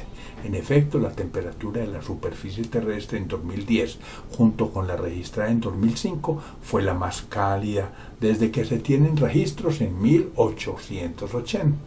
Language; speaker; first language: Spanish; native; Spanish